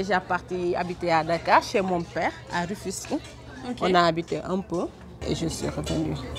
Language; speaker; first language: French; non-native, local second language; Wolof